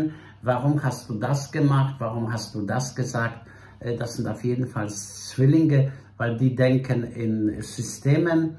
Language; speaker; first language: German; non-native, fluent; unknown